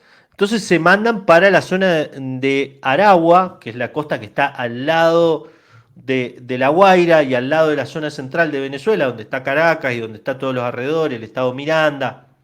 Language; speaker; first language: Spanish; native; Spanish